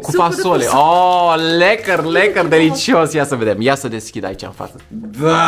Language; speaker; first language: Romanian; native; Romanian